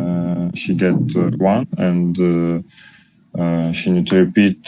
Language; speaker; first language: English; non-native, learner; Russian